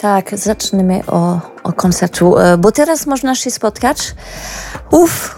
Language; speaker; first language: Polish; non-native, learner; French